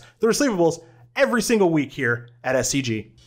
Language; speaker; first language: English; native; English